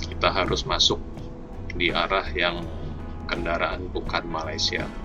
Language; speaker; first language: Indonesian; native; Indonesian